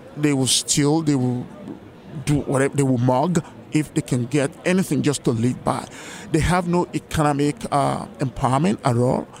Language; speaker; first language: English; non-native, local second language; Yoruba